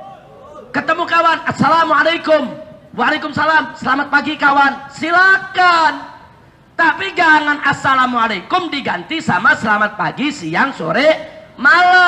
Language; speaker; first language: Indonesian; native; Indonesian